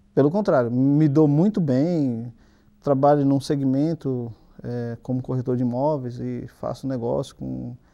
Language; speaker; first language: Portuguese; native; Portuguese